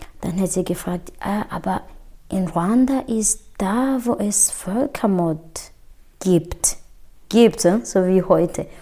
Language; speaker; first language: German; non-native, fluent; Kinyarwanda